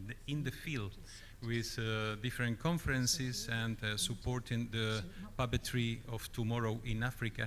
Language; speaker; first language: English; non-native, fluent; Spanish